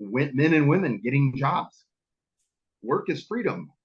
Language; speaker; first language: English; native; English